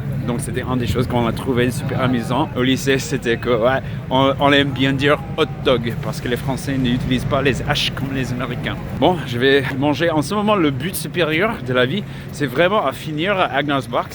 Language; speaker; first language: French; non-native, fluent; English